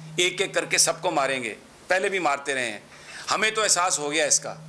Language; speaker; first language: Urdu; native; Urdu